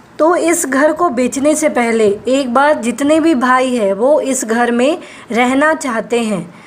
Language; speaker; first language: Hindi; non-native, local second language; Gujarati